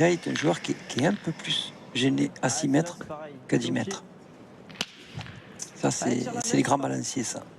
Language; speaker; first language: French; native; French